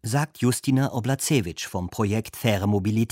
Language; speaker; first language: German; native; German